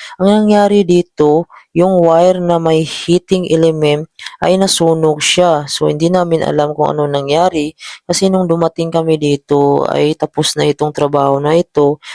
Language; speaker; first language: Filipino; native; Filipino